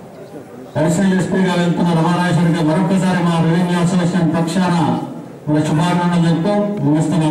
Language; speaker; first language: Telugu; native; Telugu